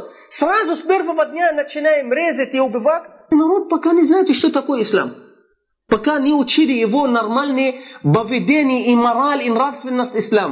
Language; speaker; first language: Russian; non-native, fluent; Arabic